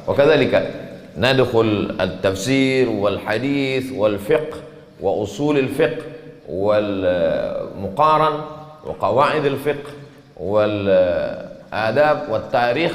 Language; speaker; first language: Arabic; non-native, fluent; Indonesian